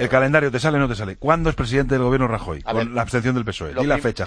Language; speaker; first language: Spanish; native; Spanish